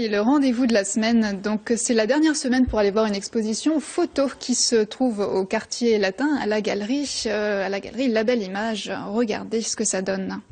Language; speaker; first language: French; native; French